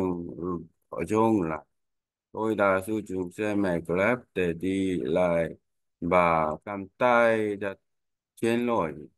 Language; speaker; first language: Vietnamese; non-native, learner; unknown